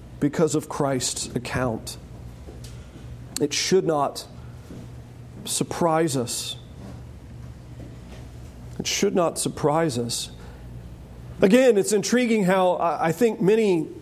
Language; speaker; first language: English; native; English